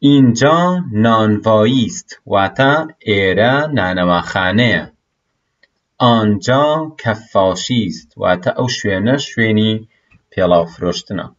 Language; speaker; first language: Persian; non-native, fluent; Central Kurdish